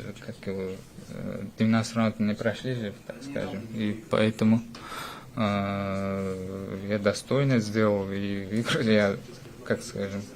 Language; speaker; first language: Russian; non-native, fluent; Uzbek